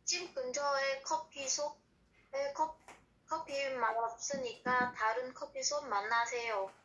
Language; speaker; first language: Korean; non-native, learner; Vietnamese